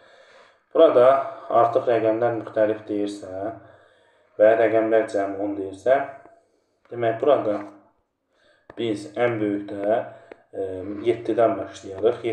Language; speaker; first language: Azerbaijani; native; Azerbaijani